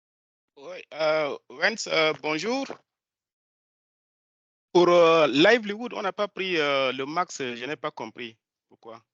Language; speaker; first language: French; non-native, local second language; Malagasy